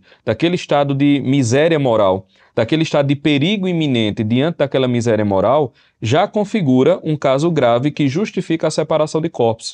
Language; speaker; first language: Portuguese; native; Portuguese